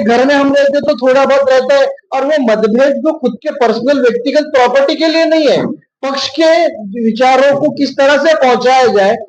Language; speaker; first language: Hindi; non-native, local second language; Marathi